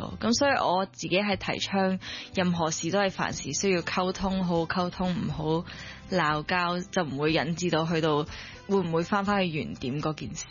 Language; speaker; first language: Cantonese; native; Cantonese